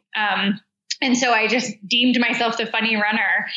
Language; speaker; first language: English; native; English